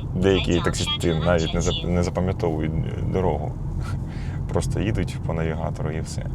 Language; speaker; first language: Ukrainian; native; Ukrainian